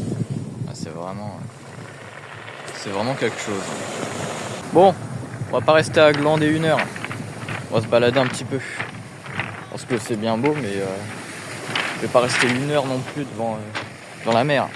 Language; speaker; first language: French; native; French